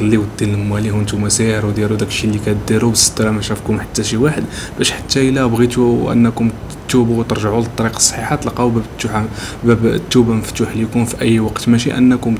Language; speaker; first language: Arabic; native; Arabic